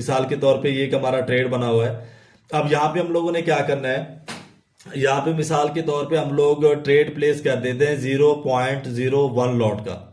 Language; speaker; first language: Urdu; non-native, local second language; Punjabi